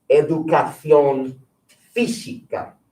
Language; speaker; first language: Spanish; non-native, fluent; English